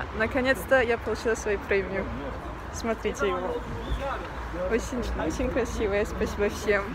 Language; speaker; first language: Russian; non-native, learner; Turkish